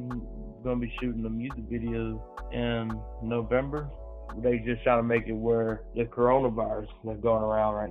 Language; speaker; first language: English; native; English